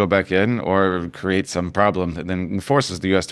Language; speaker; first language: English; native; English